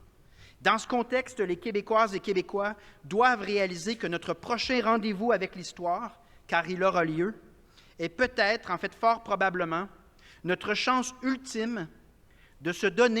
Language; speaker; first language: French; native; French